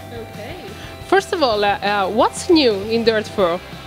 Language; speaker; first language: English; non-native, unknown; Italian